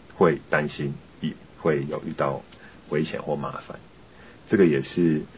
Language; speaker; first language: Chinese; native; Chinese